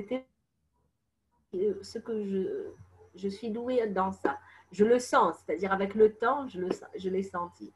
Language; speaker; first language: French; non-native, fluent; Arabic